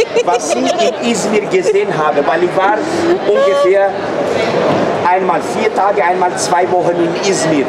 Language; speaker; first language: German; non-native, fluent; Turkish